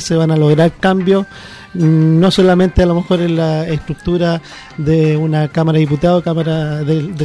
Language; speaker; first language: Spanish; native; Spanish